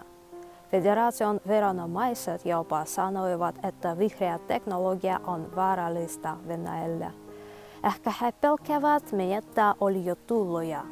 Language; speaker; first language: Finnish; non-native, fluent; Russian